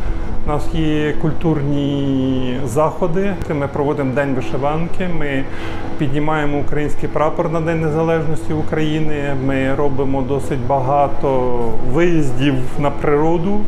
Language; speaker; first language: Ukrainian; native; Ukrainian